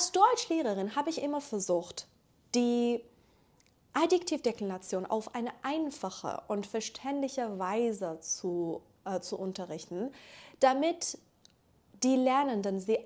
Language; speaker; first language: German; native; German